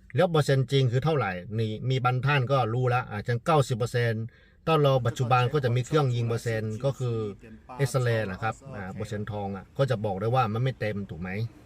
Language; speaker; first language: Thai; non-native, fluent; Chinese